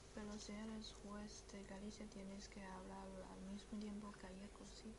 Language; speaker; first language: Spanish; non-native, fluent; Chinese